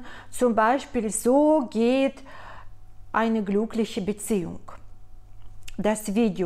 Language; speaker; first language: German; non-native, fluent; Russian